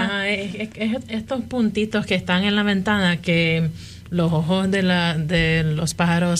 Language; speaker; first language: Spanish; early bilingual, heritage; Spanish